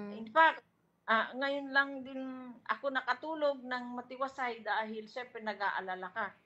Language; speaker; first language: Filipino; non-native, local second language; Pangasinan